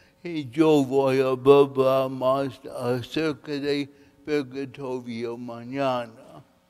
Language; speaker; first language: Spanish; non-native, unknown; English